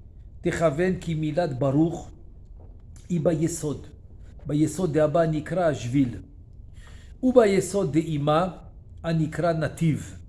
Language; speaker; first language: Hebrew; non-native, fluent; French